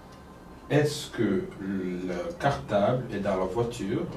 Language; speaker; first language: French; non-native, fluent; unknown